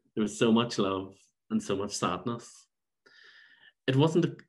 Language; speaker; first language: English; native; English